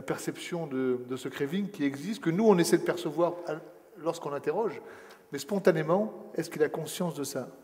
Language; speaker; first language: French; native; French